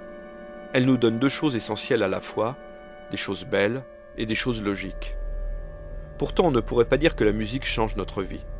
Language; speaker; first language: French; native; French